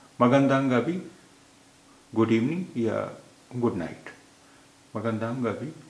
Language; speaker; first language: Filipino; non-native, fluent; Hindi